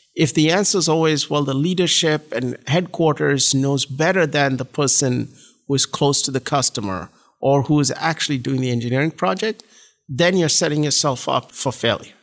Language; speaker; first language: English; non-native, local second language; Malayalam